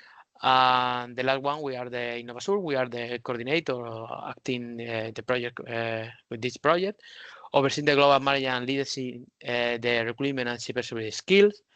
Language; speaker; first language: English; non-native, learner; Spanish